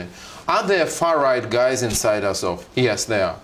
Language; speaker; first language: English; non-native, fluent; Russian